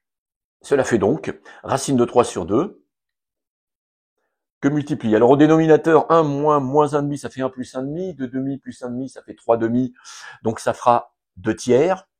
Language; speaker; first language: French; native; French